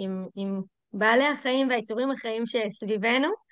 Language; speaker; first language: Hebrew; native; Hebrew